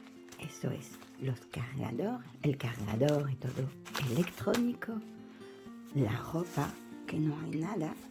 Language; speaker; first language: Spanish; non-native, learner; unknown